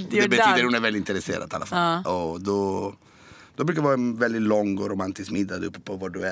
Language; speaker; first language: Swedish; non-native, fluent; Italian